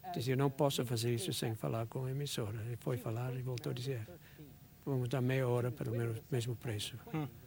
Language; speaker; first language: Portuguese; non-native, fluent; English